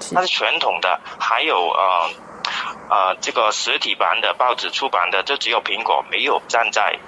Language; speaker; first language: Chinese; non-native, fluent; Cantonese